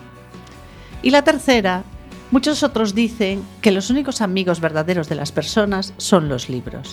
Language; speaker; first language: Spanish; native; Spanish